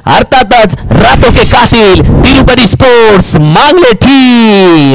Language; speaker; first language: Hindi; non-native, local second language; Marathi